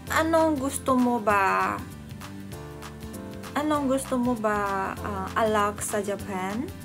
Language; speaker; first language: Filipino; non-native, learner; Japanese